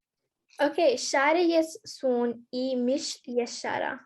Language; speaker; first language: Polish; non-native, learner; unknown